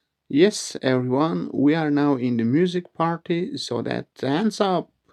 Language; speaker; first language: English; non-native, learner; Turkish